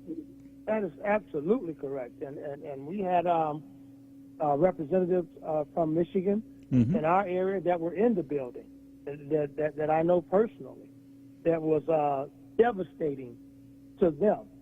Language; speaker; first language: English; native; English